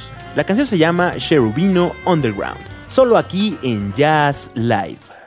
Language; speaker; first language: Spanish; native; Spanish